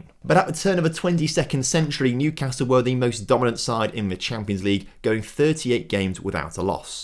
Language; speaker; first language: English; native; English